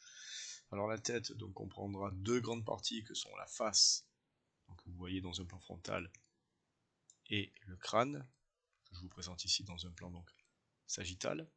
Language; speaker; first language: French; native; French